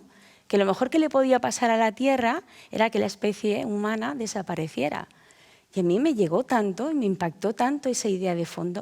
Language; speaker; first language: Spanish; native; Spanish